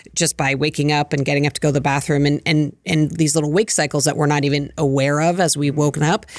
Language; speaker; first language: English; native; English